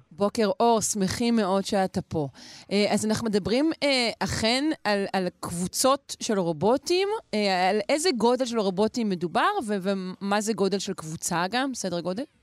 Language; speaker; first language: Hebrew; native; Hebrew